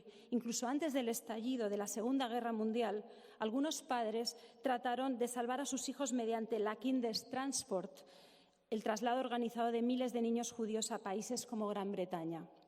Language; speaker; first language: Spanish; native; Spanish